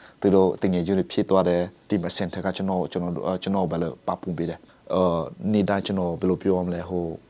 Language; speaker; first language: Burmese; non-native, local second language; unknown